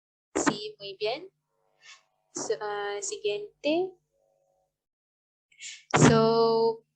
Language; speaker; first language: Spanish; non-native, learner; Malay